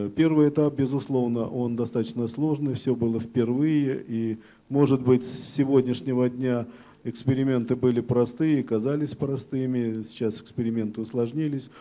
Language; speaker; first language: Russian; native; Russian